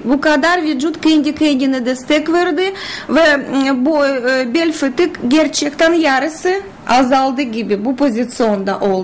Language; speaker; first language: Turkish; non-native, learner; Russian